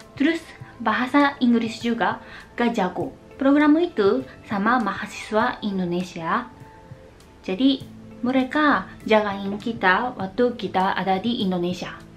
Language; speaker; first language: Indonesian; non-native, fluent; Japanese